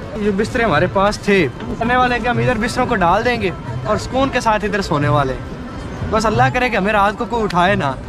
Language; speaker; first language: Urdu; non-native, local second language; Punjabi